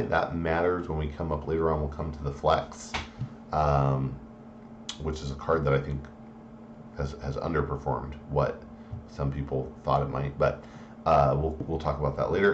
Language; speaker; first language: English; native; English